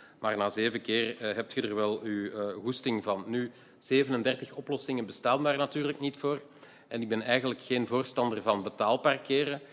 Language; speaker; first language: Dutch; native; Dutch